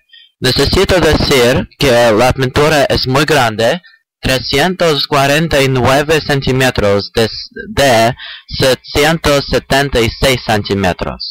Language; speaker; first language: Spanish; non-native, learner; English